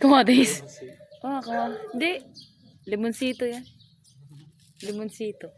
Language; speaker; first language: Filipino; non-native, local second language; Cebuano